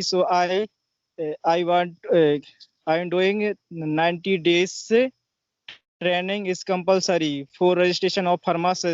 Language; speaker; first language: English; non-native, learner; Hindi